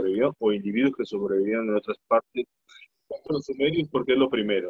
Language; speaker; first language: Spanish; native; Spanish